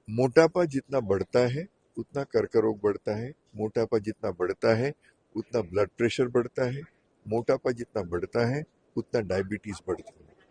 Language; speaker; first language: Hindi; non-native, local second language; Marathi